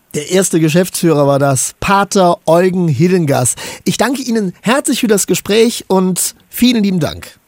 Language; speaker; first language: German; native; German